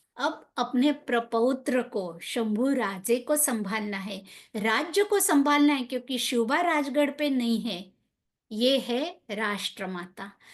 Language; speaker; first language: Hindi; non-native, local second language; Marathi